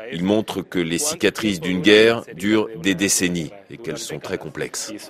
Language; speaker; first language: French; non-native, fluent; Spanish